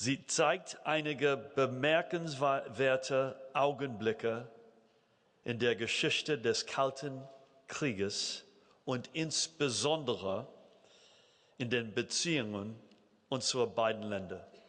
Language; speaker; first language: German; non-native, fluent; English